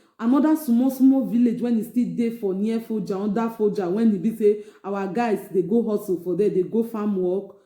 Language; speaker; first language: Nigerian Pidgin; native; Nigerian Pidgin